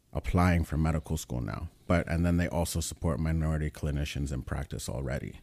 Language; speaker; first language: English; native; English